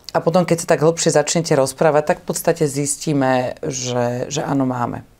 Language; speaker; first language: Slovak; native; Slovak